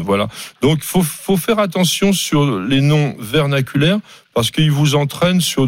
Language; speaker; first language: French; native; French